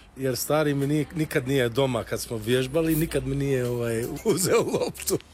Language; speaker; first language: Croatian; early bilingual, heritage; Croatian